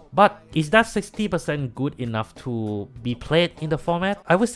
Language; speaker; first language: English; non-native, fluent; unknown